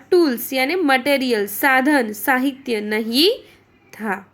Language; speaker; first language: Hindi; non-native, local second language; Marathi